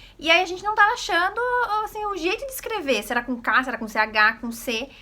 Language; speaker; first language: Portuguese; native; Portuguese